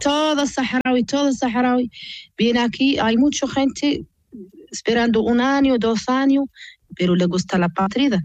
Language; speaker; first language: Spanish; non-native, learner; Arabic